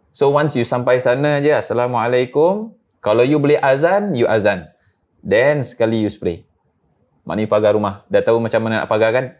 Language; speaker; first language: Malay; native; Malay